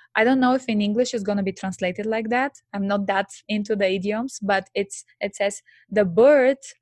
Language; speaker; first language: English; non-native, fluent; Bulgarian